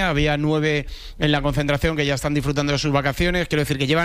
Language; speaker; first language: Spanish; native; Spanish